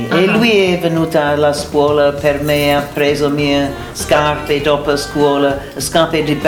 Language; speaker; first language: Italian; non-native, learner; English